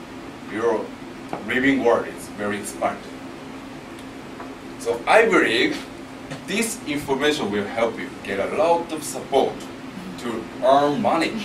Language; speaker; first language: English; non-native, learner; Japanese